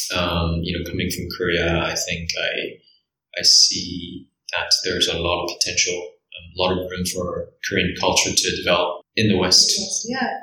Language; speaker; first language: English; early bilingual, other home language; Korean